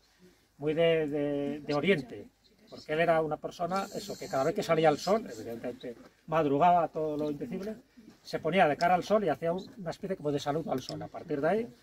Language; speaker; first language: Spanish; native; Spanish